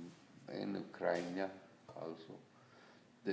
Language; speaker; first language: English; non-native, learner; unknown